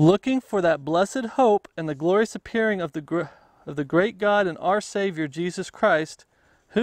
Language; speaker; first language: English; native; English